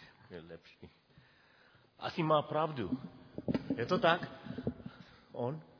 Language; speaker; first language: Czech; non-native, learner; English